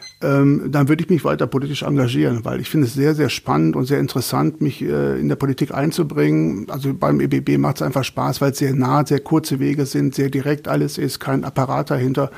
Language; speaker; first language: German; native; German